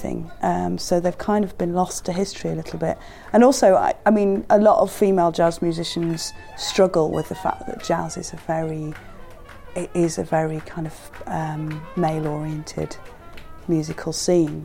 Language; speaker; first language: English; native; English